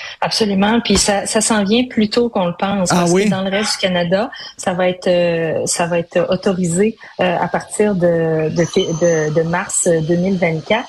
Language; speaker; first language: French; native; French